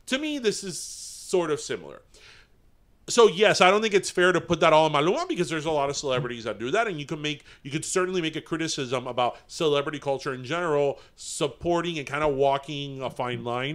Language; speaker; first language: English; early bilingual, other home language; Spanish